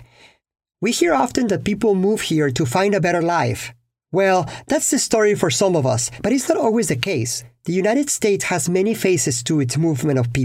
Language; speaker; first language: English; non-native, fluent; Spanish